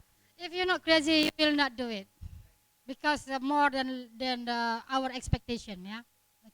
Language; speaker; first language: English; non-native, learner; Indonesian